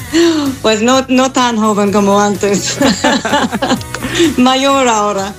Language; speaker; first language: Spanish; non-native, fluent; English